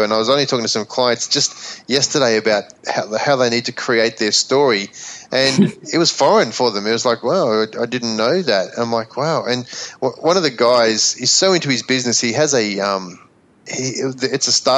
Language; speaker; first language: English; native; English